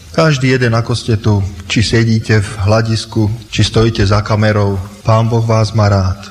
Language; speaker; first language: Slovak; native; Slovak